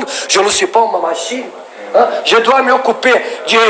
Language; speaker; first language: French; non-native, learner; Portuguese